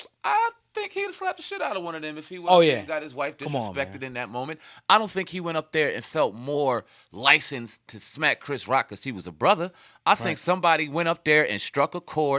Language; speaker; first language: English; native; English